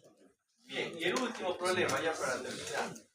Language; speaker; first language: Spanish; native; Spanish